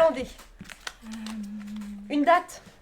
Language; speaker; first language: French; native; French